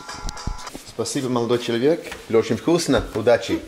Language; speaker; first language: Russian; non-native, learner; English